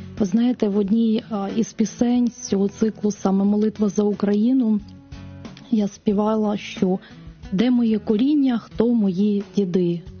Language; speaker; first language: Ukrainian; native; Ukrainian